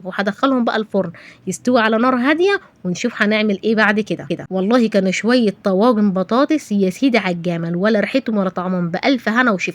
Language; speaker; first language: Arabic; native; Arabic